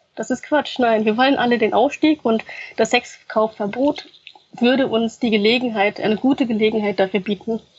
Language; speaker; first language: German; early bilingual, other home language; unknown